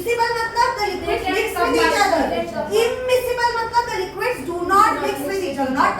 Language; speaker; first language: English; non-native, local second language; Hindi